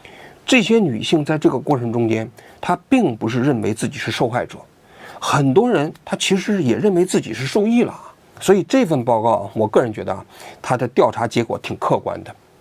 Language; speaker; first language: Chinese; native; Chinese